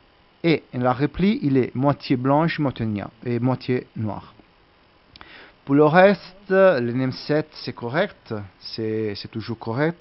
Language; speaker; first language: French; non-native, learner; Italian